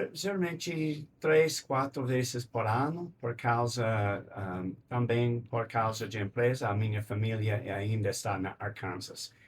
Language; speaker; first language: Portuguese; non-native, learner; English